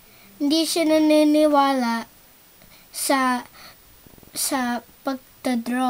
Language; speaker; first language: Filipino; early bilingual, heritage; Filipino